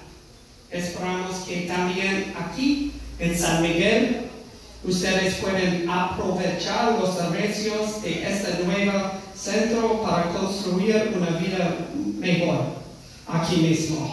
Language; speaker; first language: Spanish; non-native, fluent; English